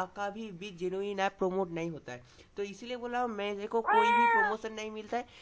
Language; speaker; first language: Hindi; non-native, local second language; Bangla